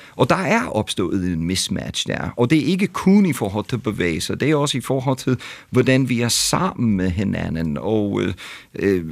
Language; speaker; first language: Danish; non-native, fluent; English